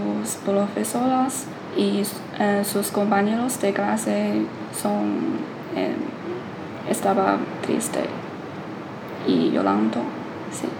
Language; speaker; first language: Spanish; non-native, learner; Chinese